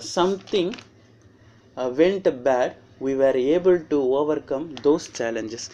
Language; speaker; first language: English; non-native, local second language; Tamil